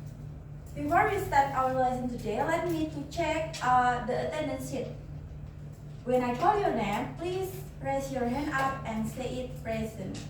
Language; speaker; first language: English; non-native, learner; Indonesian